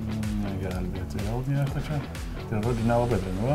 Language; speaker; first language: Lithuanian; native; Lithuanian